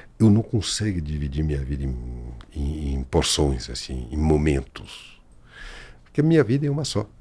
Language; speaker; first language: Portuguese; non-native, fluent; French